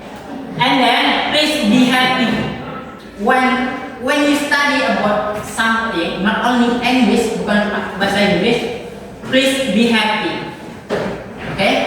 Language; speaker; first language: English; non-native, fluent; Indonesian